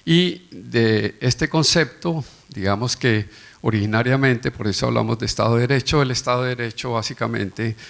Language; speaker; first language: Spanish; native; Spanish